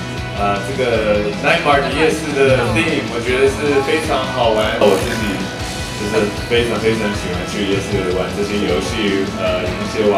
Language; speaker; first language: Chinese; early bilingual, heritage; English